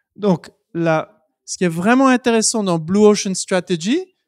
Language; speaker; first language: French; native; French